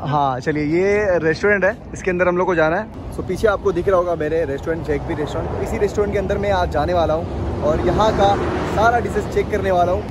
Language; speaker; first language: Hindi; native; Hindi